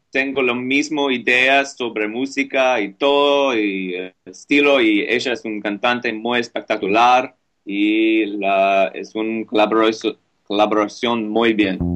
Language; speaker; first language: Spanish; non-native, learner; English